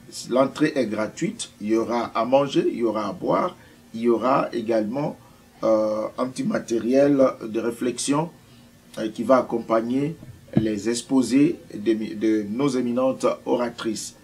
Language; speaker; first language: French; non-native, local second language; Lingala